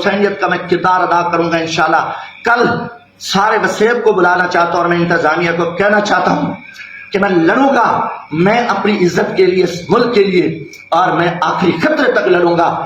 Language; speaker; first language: Urdu; non-native, local second language; Saraiki